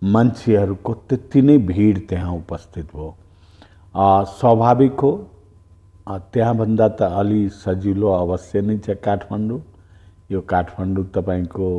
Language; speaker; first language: Nepali; non-native, local second language; Bhojpuri